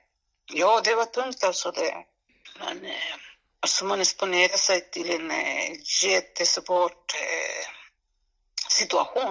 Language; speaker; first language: Swedish; non-native, fluent; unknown